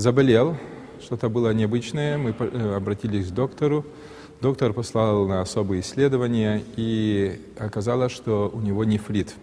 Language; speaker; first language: Russian; native; Russian